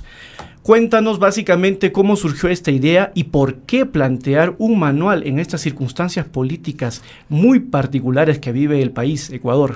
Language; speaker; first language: Spanish; native; Spanish